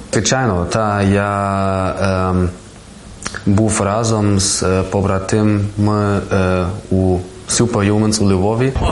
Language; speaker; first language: Ukrainian; non-native, learner; German